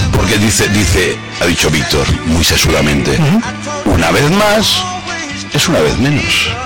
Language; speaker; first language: Spanish; native; Spanish